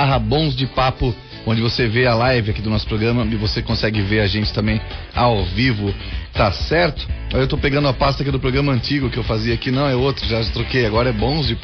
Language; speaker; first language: Portuguese; native; Portuguese